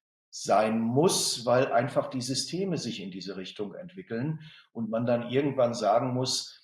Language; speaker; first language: German; native; German